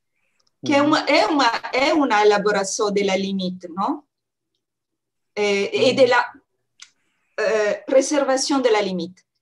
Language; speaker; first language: Portuguese; non-native, learner; French